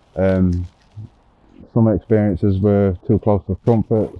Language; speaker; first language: English; native; English